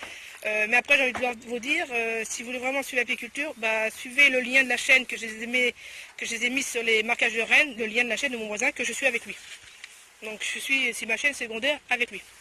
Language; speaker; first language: French; native; French